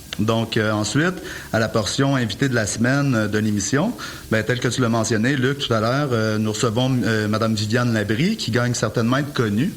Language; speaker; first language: French; native; French